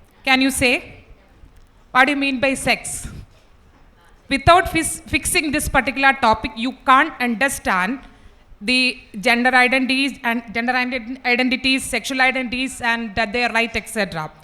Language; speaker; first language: English; non-native, local second language; Malayalam